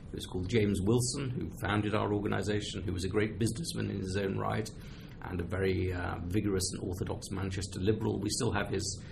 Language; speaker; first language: English; native; English